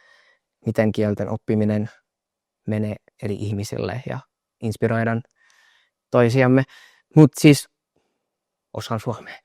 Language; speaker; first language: Finnish; non-native, fluent; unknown